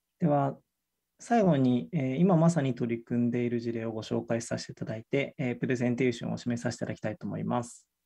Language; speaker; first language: Japanese; native; Japanese